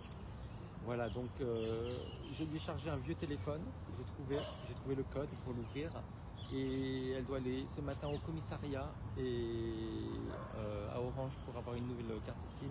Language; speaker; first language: French; native; French